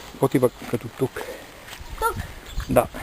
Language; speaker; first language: Bulgarian; non-native, learner; Finnish